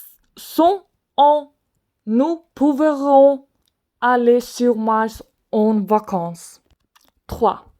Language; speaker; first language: French; non-native, learner; Swedish